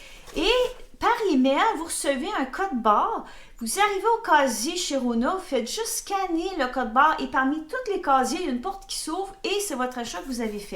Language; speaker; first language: French; native; French